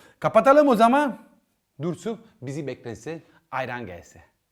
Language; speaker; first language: Turkish; non-native, learner; Italian